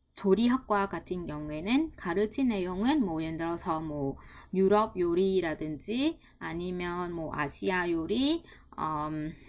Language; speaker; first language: Korean; non-native, fluent; Vietnamese